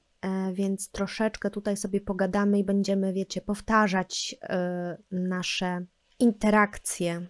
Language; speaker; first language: Polish; native; Polish